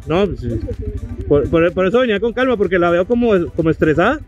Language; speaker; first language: Spanish; native; Spanish